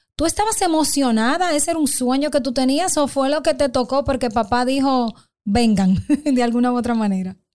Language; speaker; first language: Spanish; native; Spanish